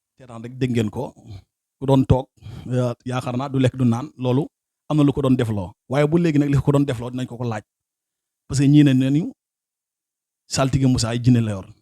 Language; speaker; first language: Wolof; native; Wolof